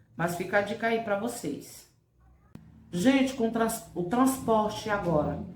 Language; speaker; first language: Portuguese; native; Portuguese